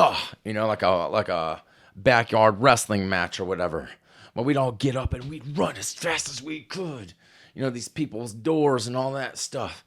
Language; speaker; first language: English; native; English